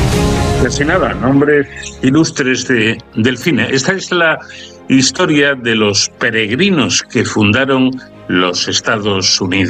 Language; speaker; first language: Spanish; native; Spanish